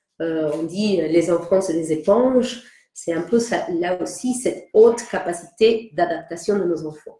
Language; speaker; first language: French; non-native, fluent; Spanish